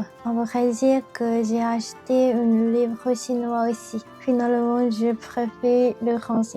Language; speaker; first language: French; non-native, learner; Japanese